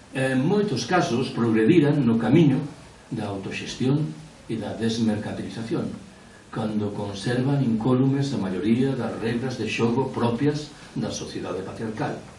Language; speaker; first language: Galician; non-native, local second language; Spanish